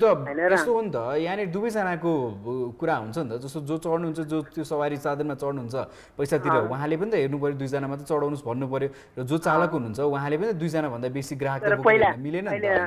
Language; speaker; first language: Nepali; native; Nepali